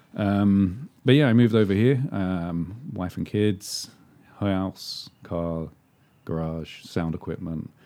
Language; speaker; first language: English; native; English